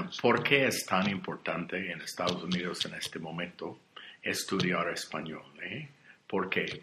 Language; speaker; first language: Spanish; non-native, learner; English